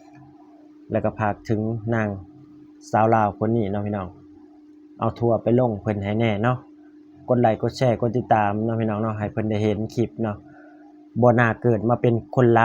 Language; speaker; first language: Thai; non-native, local second language; Northeastern Thai